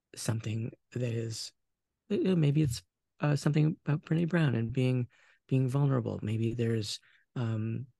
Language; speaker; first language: English; native; English